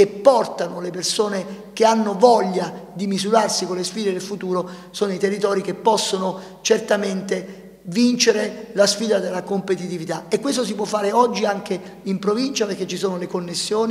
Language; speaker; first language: Italian; native; Italian